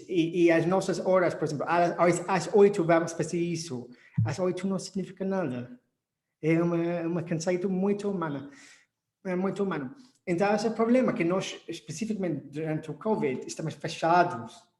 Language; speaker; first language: Portuguese; non-native, fluent; English